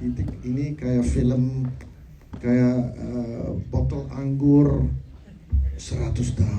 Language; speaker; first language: Indonesian; non-native, fluent; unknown